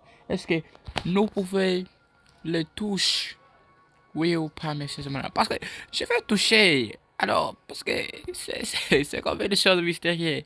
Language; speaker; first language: French; non-native, learner; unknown